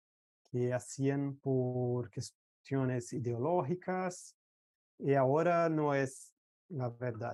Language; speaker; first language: Spanish; non-native, fluent; Portuguese